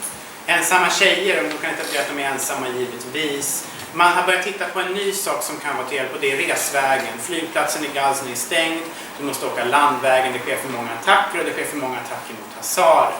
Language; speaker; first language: Swedish; native; Swedish